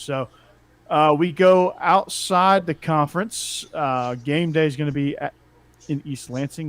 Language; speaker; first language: English; native; English